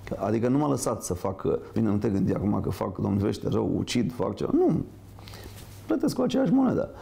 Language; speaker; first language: Romanian; native; Romanian